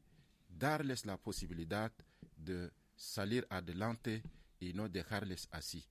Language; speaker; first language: Spanish; non-native, fluent; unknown